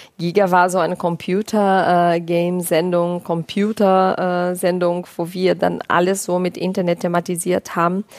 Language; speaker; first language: German; non-native, fluent; Portuguese